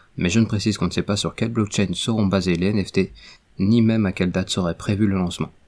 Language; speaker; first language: French; native; French